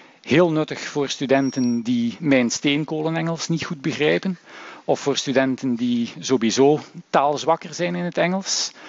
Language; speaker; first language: Dutch; native; Dutch